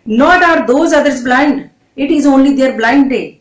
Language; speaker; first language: English; non-native, local second language; Punjabi